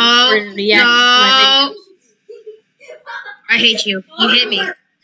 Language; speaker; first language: English; native; English